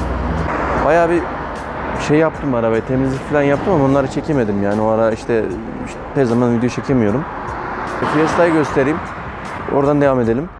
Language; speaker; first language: Turkish; native; Turkish